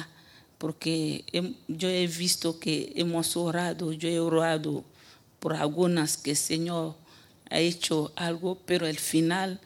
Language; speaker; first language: Spanish; non-native, fluent; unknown